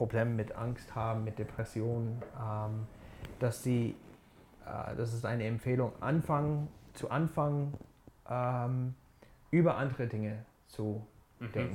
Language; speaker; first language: German; non-native, fluent; English